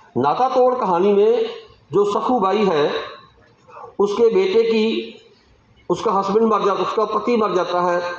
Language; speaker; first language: Hindi; non-native, local second language; Punjabi